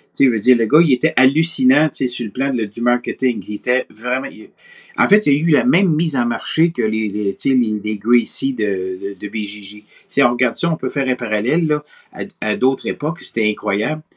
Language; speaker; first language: French; native; French